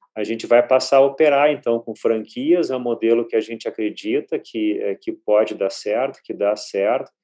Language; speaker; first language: Portuguese; native; Portuguese